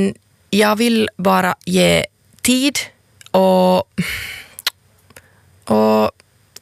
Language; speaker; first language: Swedish; non-native, local second language; Finnish